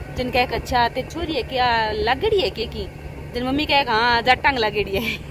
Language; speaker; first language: Hindi; native; Hindi